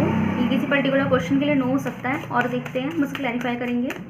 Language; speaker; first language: Hindi; native; Hindi